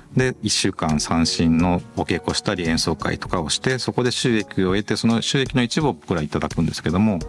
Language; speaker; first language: Japanese; native; Japanese